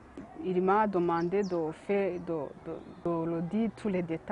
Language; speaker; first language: French; non-native, local second language; Kinyarwanda